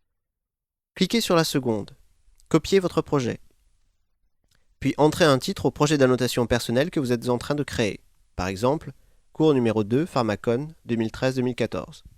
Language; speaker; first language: French; native; French